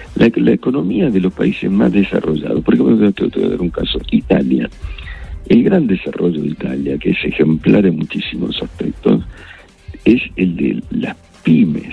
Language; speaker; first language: Spanish; native; Spanish